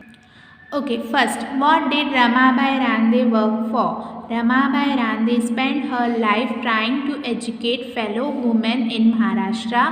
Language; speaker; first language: English; non-native, local second language; Hindi